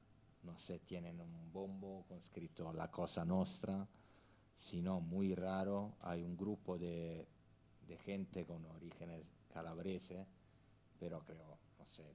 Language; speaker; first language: Spanish; non-native, fluent; Italian